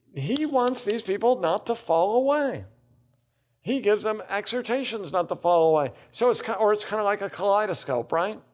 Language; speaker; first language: English; native; English